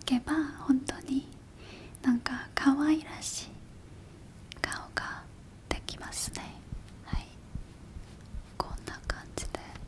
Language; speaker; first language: Japanese; non-native, learner; Korean